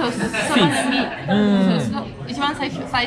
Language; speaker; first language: Japanese; non-native, learner; Ukrainian